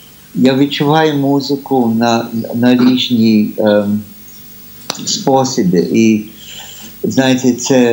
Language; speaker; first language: Ukrainian; early bilingual, heritage; Ukrainian